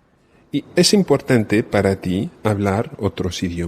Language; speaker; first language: Spanish; non-native, fluent; English